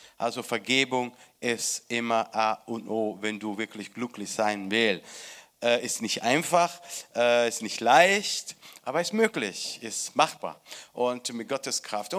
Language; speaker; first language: German; non-native, fluent; Italian